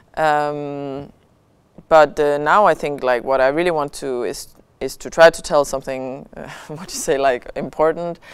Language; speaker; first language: English; non-native, fluent; Danish